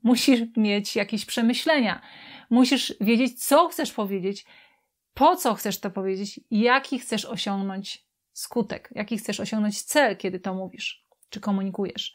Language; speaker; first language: Polish; native; Polish